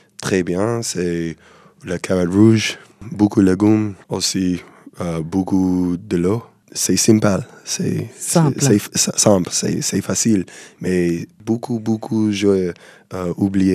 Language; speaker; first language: French; non-native, learner; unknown